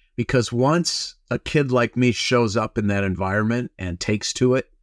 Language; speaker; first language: English; native; English